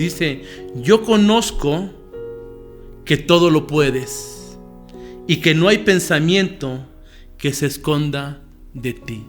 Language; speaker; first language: Spanish; native; Spanish